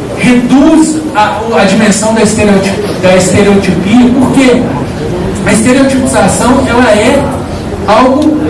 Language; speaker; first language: Portuguese; native; Portuguese